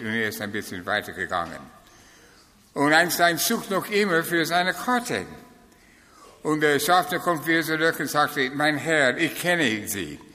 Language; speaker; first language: German; non-native, fluent; English